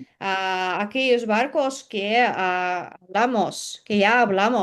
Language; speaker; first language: Spanish; non-native, learner; Russian